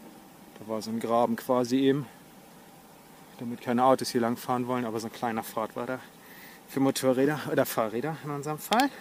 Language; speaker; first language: German; native; German